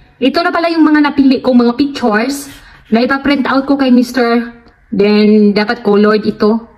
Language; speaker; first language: Filipino; non-native, local second language; Cebuano